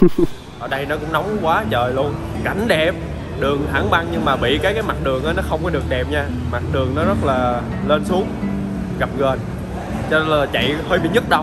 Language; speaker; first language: Vietnamese; native; Vietnamese